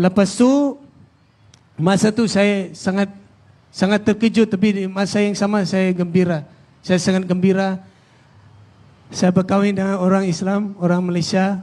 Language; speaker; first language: Indonesian; non-native, fluent; Filipino